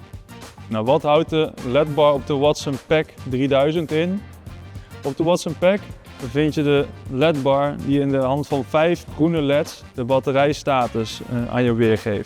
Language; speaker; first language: Dutch; native; Dutch